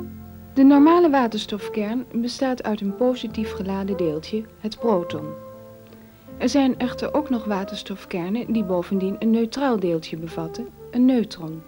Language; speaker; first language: Dutch; native; Dutch